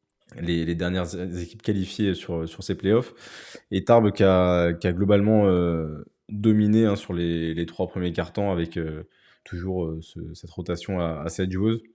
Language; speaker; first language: French; native; French